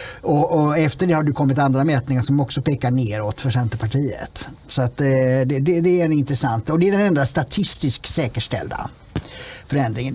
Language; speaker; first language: Swedish; native; Swedish